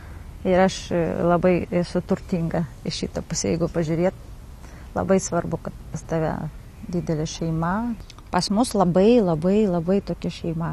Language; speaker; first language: Lithuanian; non-native, learner; Kazakh